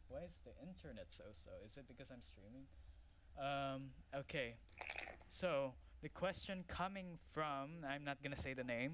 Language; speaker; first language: English; non-native, local second language; Filipino